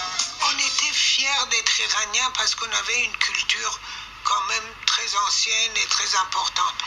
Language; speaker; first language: French; non-native, fluent; Persian